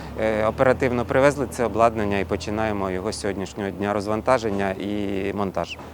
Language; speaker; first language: Ukrainian; native; Ukrainian